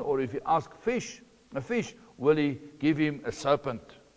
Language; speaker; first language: English; non-native, local second language; Afrikaans